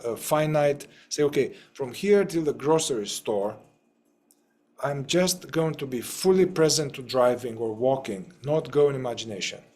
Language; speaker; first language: English; non-native, fluent; Romanian